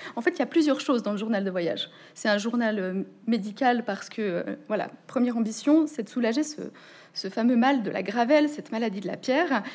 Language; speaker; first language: French; native; French